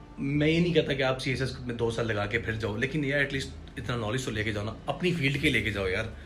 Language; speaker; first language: Urdu; non-native, local second language; Punjabi